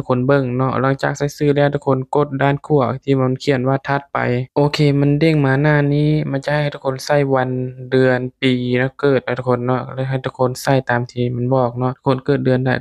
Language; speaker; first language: Thai; non-native, local second language; Northeastern Thai